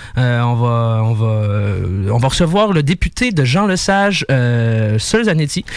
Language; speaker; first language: French; native; French